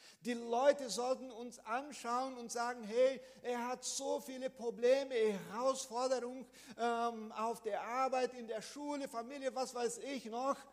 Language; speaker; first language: German; non-native, fluent; Portuguese